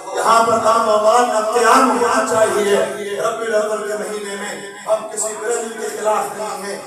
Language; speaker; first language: Urdu; non-native, local second language; Sindhi